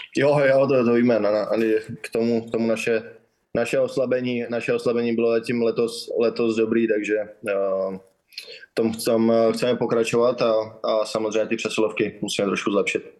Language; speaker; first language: Czech; native; Czech